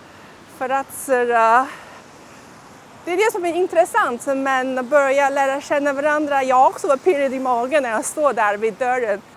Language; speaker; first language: Swedish; non-native, fluent; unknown